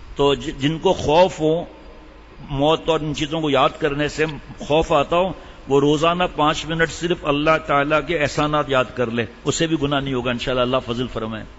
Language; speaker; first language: Urdu; native; Urdu